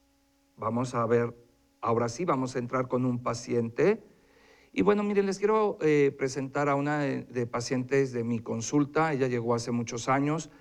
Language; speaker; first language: Spanish; native; Spanish